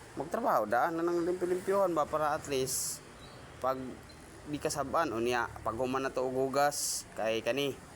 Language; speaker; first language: Cebuano; native; Cebuano